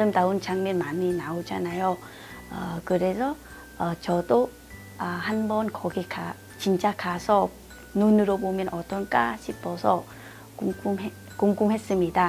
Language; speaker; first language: Korean; non-native, fluent; Vietnamese